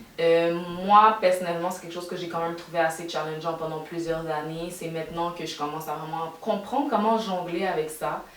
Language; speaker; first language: French; native; French